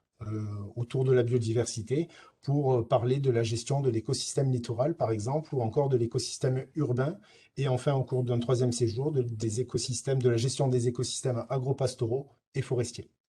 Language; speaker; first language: French; native; French